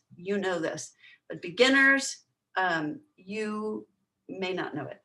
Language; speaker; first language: English; native; English